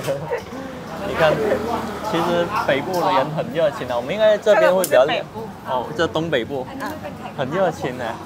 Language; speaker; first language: Chinese; native; Chinese